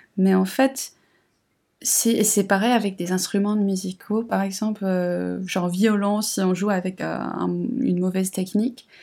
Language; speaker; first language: French; non-native, fluent; English